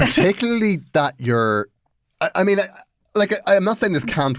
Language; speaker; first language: English; native; English